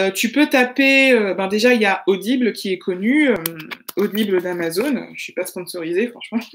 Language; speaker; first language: French; native; French